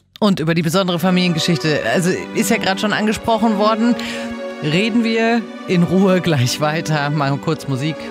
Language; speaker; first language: German; native; German